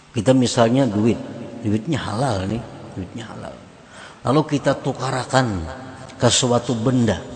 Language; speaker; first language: Indonesian; non-native, local second language; Banjar